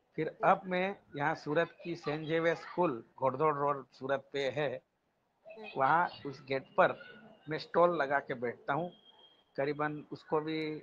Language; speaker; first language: Hindi; non-native, local second language; Gujarati